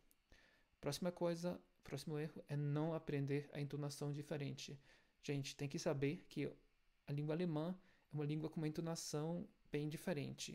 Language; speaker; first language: Portuguese; non-native, fluent; German